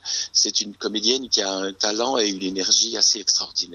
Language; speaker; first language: French; native; French